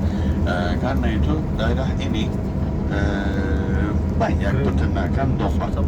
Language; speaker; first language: Indonesian; non-native, fluent; Turkish